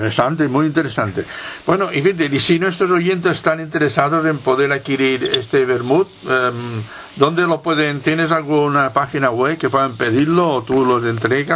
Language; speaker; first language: Spanish; non-native, local second language; Catalan